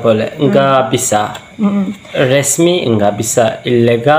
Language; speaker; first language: Indonesian; non-native, learner; Turkish